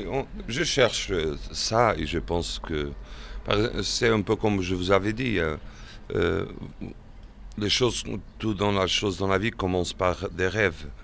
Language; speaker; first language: French; non-native, fluent; Portuguese